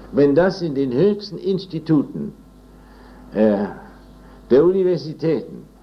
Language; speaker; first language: German; non-native, fluent; English